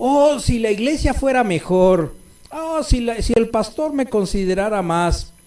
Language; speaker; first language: Spanish; native; Spanish